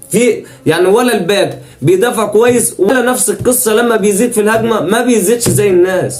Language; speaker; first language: Arabic; native; Arabic